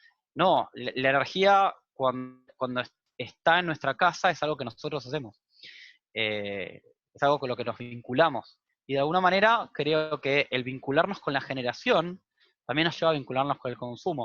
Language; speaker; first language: Spanish; native; Spanish